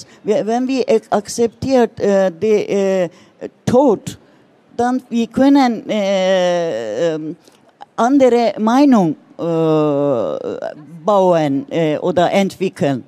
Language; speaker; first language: German; non-native, learner; Turkish